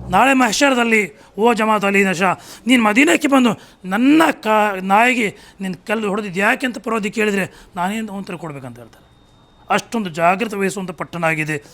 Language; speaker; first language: Kannada; non-native, local second language; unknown